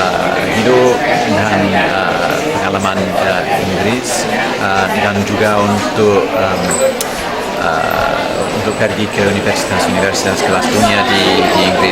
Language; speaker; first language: Indonesian; non-native, fluent; English